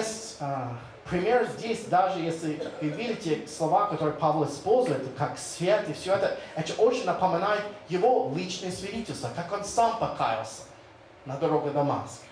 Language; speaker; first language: Russian; non-native, fluent; English